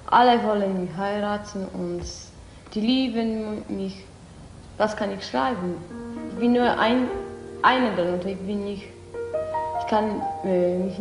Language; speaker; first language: German; non-native, learner; Polish